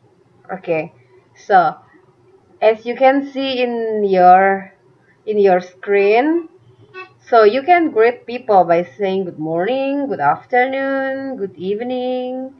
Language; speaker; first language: English; non-native, fluent; Indonesian